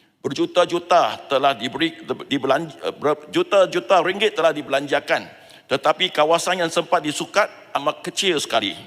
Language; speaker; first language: Malay; non-native, local second language; Chinese